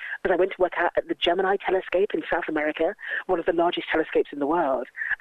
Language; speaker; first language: English; native; English